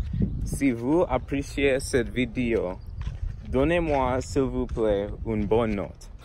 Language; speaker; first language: French; non-native, learner; English